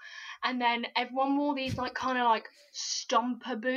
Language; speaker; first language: English; native; English